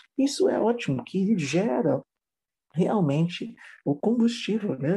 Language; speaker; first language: Portuguese; non-native, fluent; English